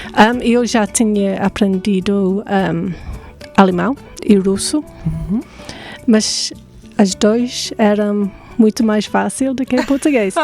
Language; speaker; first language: Portuguese; non-native, fluent; English